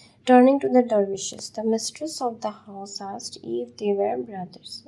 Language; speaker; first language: English; non-native, local second language; Bangla